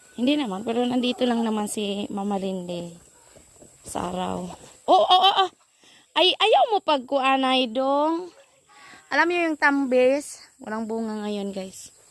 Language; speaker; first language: Filipino; non-native, local second language; Cebuano